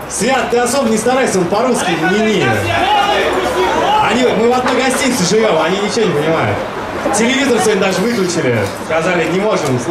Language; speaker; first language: Russian; native; Russian